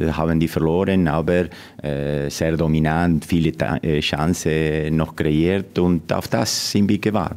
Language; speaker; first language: German; non-native, fluent; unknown